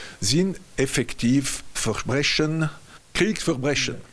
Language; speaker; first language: German; non-native, local second language; French